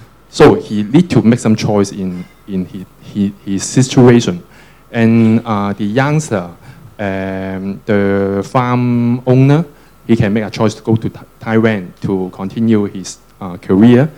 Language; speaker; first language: English; non-native, local second language; Cantonese